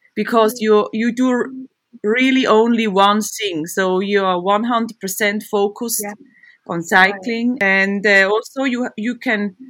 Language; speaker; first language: English; non-native, fluent; Swiss German